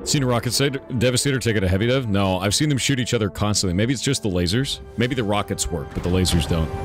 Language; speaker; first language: English; native; English